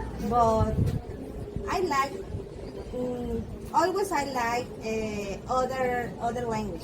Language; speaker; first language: English; non-native, learner; Spanish